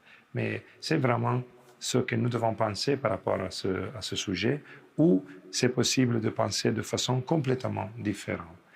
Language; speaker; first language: French; non-native, fluent; Italian